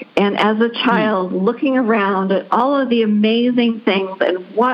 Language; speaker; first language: English; native; English